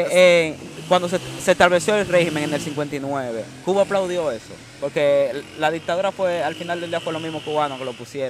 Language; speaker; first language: Spanish; native; Spanish